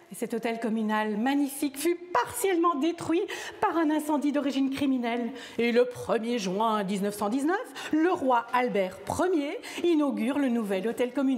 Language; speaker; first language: French; native; French